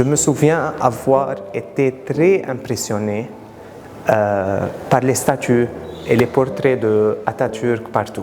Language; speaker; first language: French; non-native, local second language; Arabic